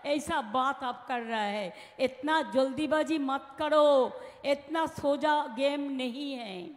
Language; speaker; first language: Hindi; non-native, local second language; Bangla